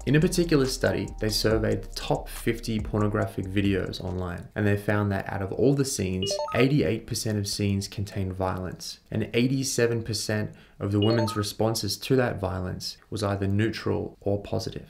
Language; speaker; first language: English; native; English